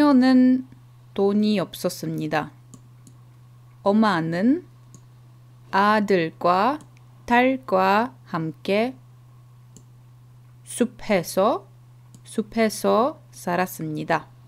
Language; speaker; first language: Korean; non-native, learner; Czech